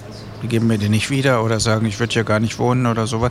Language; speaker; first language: German; native; German